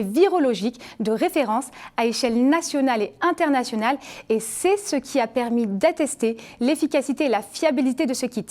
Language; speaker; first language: French; native; French